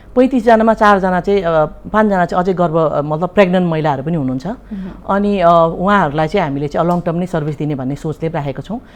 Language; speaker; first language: Nepali; early bilingual, heritage; Nepali